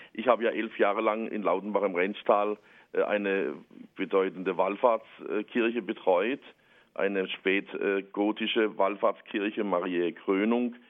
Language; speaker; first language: German; native; German